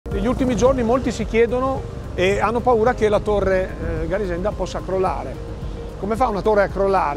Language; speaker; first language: Italian; native; Italian